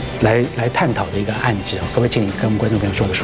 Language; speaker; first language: Chinese; native; Chinese